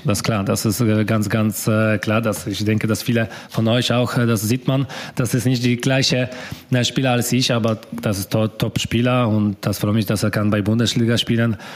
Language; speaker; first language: German; non-native, learner; Polish